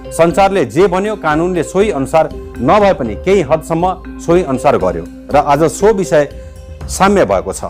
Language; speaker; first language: Nepali; native; Nepali